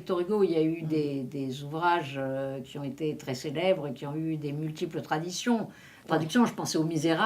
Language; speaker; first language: French; native; French